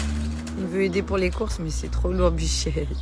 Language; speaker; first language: French; native; French